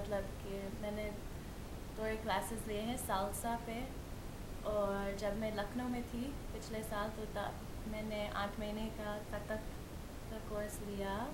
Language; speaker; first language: Hindi; early bilingual, heritage; Hindi